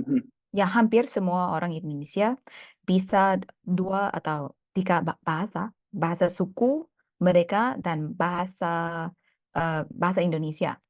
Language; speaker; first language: Indonesian; non-native, fluent; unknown